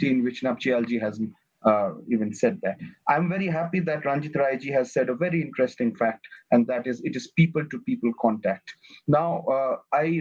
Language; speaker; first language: English; non-native, local second language; Nepali